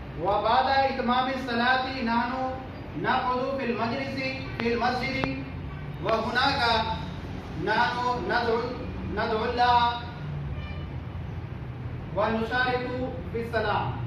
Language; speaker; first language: Arabic; non-native, fluent; Urdu